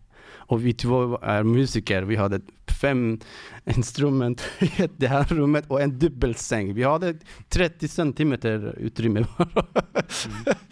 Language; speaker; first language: Swedish; non-native, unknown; Persian